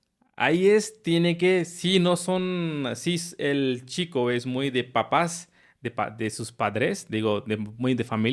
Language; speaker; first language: Spanish; non-native, learner; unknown